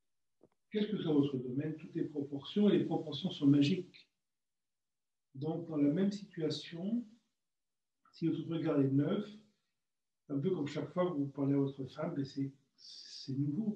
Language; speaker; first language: French; native; French